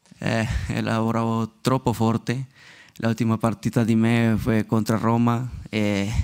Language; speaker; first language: Italian; non-native, learner; Spanish